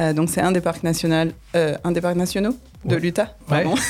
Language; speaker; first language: French; native; French